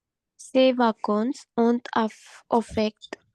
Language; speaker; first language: French; non-native, learner; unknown